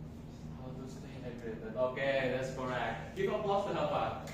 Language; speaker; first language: English; non-native, fluent; Indonesian